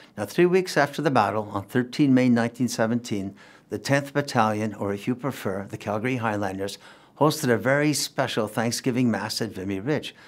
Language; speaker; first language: English; native; English